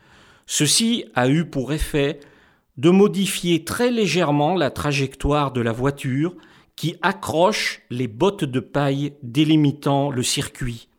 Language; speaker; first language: French; native; French